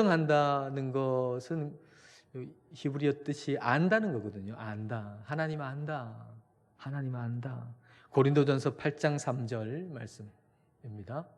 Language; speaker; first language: Korean; native; Korean